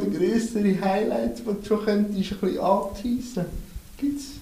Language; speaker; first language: German; native; German